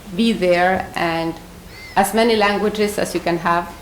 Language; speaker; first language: English; non-native, fluent; Spanish